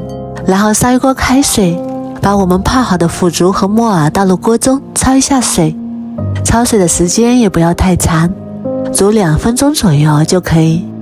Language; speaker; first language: Chinese; native; Chinese